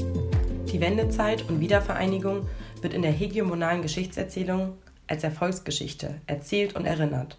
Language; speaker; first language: German; native; German